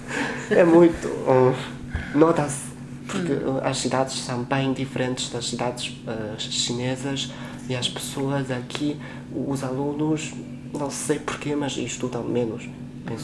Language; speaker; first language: Portuguese; non-native, fluent; Chinese